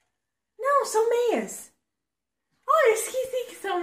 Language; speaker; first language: Portuguese; non-native, fluent; English